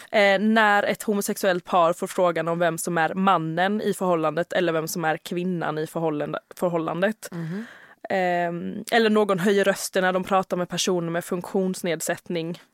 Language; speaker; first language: Swedish; native; Swedish